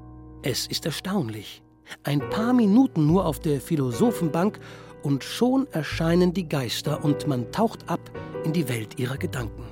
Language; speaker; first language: German; native; German